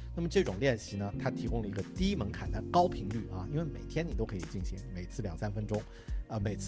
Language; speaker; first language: Chinese; native; Chinese